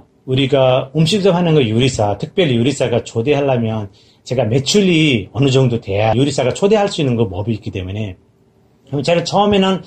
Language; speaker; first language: Korean; non-native, fluent; Nepali